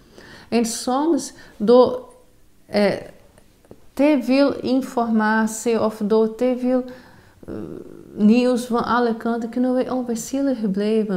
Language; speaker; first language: Dutch; non-native, fluent; Portuguese